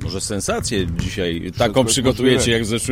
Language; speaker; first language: Polish; native; Polish